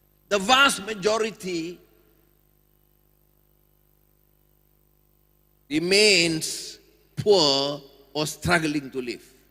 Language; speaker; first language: English; non-native, local second language; Malay